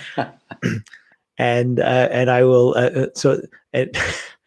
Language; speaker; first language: English; native; English